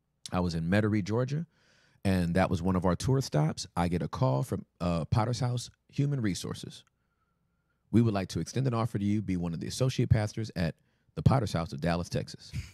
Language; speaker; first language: English; native; English